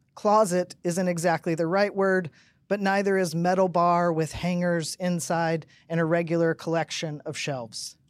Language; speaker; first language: English; native; English